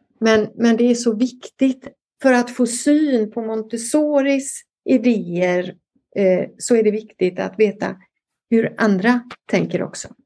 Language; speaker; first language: Swedish; native; Swedish